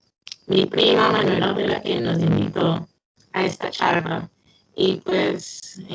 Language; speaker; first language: Spanish; early bilingual, heritage; English